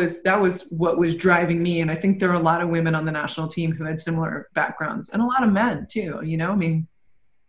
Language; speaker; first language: English; native; English